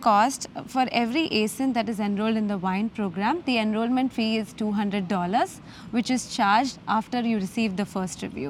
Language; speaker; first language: English; non-native, local second language; Gujarati